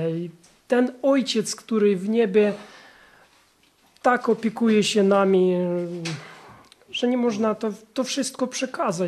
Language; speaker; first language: Polish; non-native, fluent; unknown